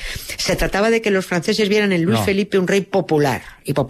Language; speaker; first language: Spanish; native; Spanish